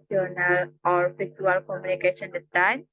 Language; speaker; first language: English; non-native, learner; Indonesian